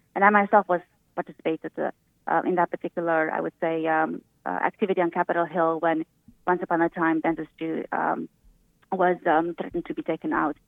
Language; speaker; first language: English; early bilingual, other home language; Romanian